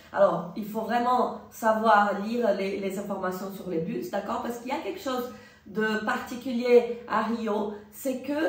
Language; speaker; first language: French; non-native, fluent; Portuguese